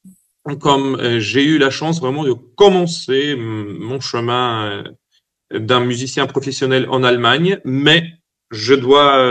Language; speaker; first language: French; non-native, fluent; Russian